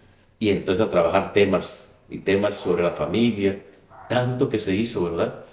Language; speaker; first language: Spanish; native; Spanish